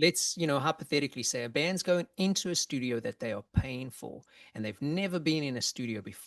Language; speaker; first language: English; native; English